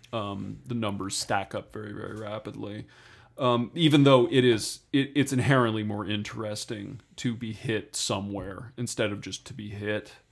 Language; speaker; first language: English; native; English